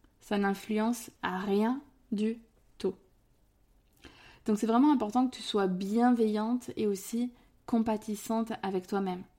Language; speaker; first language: French; native; French